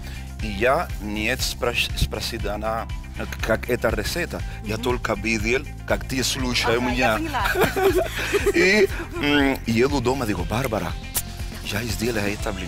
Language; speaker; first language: Russian; non-native, learner; Spanish